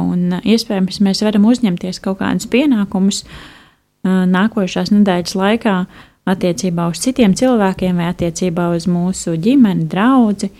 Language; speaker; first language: Latvian; native; Latvian